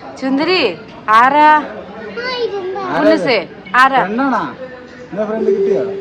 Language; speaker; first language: Malayalam; non-native, learner; Nepali